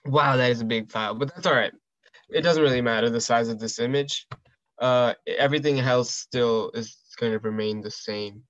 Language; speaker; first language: English; early bilingual, other home language; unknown